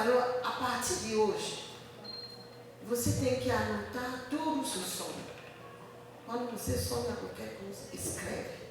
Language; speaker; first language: Portuguese; non-native, learner; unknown